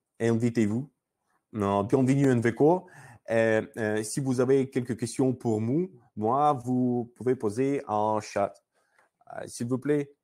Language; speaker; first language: French; non-native, learner; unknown